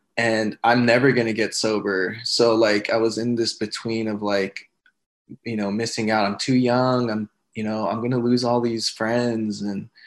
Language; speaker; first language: English; native; English